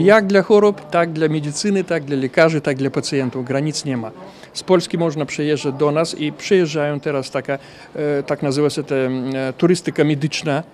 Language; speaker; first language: Polish; non-native, fluent; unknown